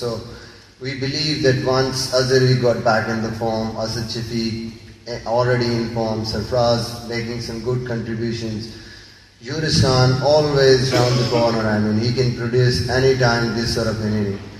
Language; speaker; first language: English; non-native, local second language; Urdu